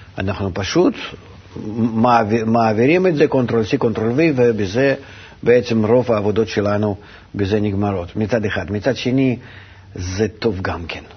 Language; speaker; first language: Hebrew; non-native, fluent; Russian